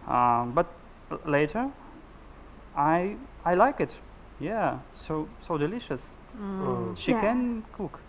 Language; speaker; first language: English; non-native, learner; Russian